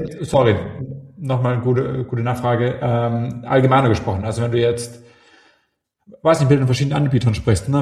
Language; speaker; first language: German; native; German